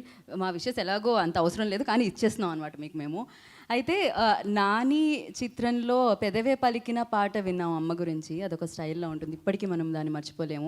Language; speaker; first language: Telugu; native; Telugu